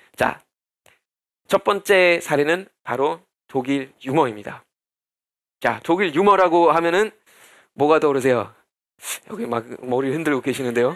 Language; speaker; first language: Korean; non-native, fluent; German